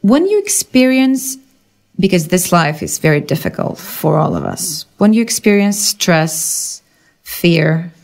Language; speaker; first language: English; non-native, fluent; Greek